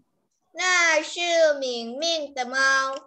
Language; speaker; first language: Chinese; non-native, learner; Thai